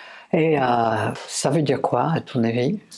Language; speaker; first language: French; non-native, fluent; English